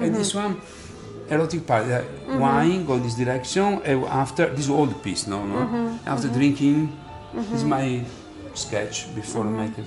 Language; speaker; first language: English; non-native, learner; Italian